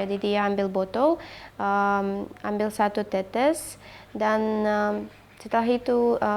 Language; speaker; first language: Indonesian; non-native, fluent; Russian